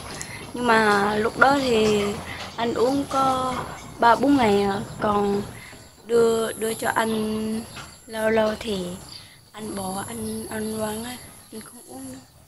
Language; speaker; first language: Vietnamese; non-native, local second language; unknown